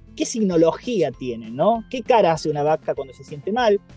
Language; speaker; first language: Spanish; native; Spanish